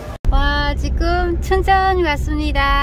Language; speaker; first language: Korean; non-native, learner; Vietnamese